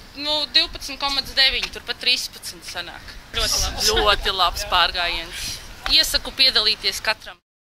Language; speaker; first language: Latvian; native; Latvian